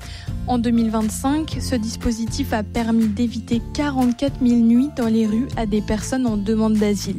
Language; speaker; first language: French; native; French